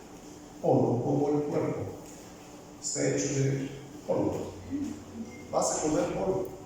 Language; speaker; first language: Spanish; non-native, fluent; Bulgarian